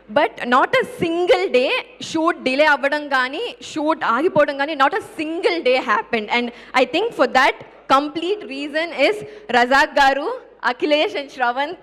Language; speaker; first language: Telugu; native; Telugu